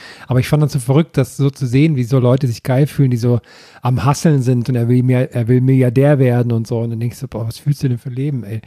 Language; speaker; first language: German; native; German